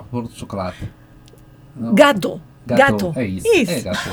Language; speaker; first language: Portuguese; non-native, fluent; French